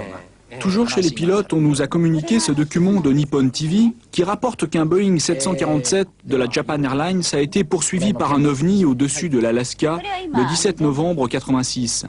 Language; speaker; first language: French; native; French